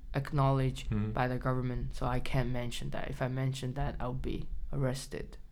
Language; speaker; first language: English; non-native, learner; Chinese